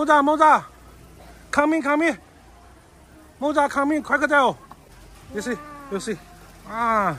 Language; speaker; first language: English; non-native, learner; Chinese